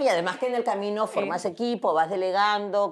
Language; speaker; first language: Spanish; native; Spanish